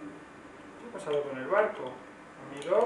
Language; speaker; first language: Spanish; native; Spanish